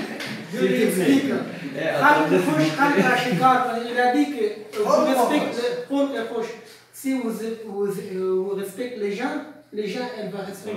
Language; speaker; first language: French; non-native, learner; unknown